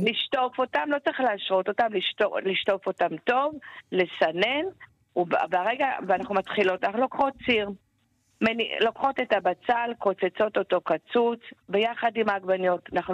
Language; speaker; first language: Hebrew; native; Hebrew